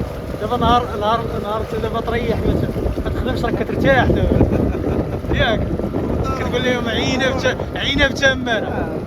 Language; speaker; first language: Arabic; native; Arabic